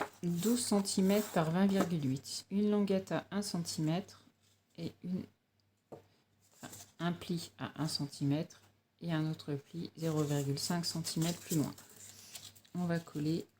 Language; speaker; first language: French; native; French